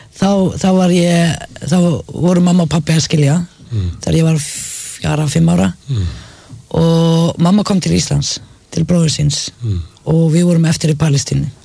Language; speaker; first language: Icelandic; non-native, fluent; Arabic